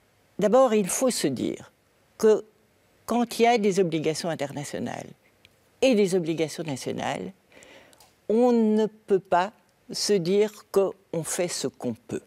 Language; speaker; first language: French; native; French